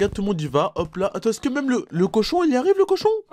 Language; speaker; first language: French; native; French